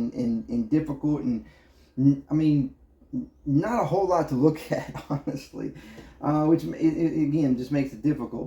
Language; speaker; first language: English; native; English